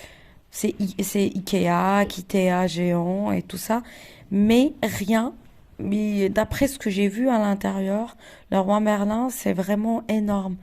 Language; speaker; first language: French; non-native, local second language; Arabic